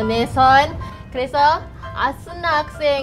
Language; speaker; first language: Korean; non-native, fluent; Malay